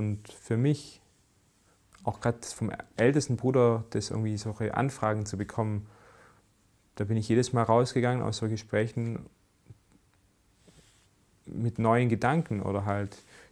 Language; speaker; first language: German; native; German